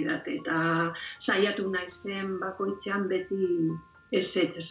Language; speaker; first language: Basque; non-native, local second language; Spanish